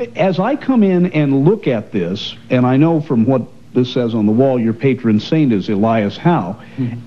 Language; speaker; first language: English; native; English